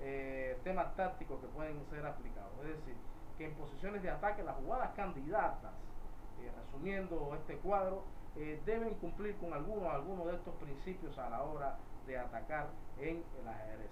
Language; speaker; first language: Spanish; native; Spanish